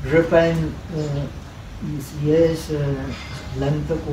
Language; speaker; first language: Chinese; non-native, fluent; Czech